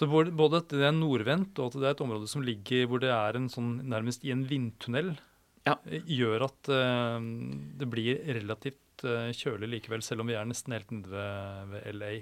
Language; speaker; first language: Norwegian; native; Norwegian